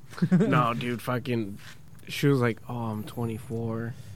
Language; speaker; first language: English; early bilingual, other home language; Spanish